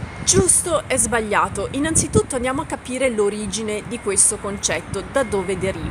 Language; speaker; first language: Italian; native; Italian